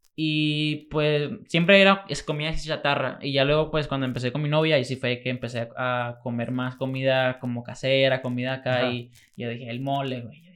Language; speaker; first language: Spanish; native; Spanish